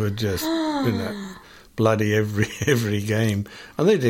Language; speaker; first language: English; native; English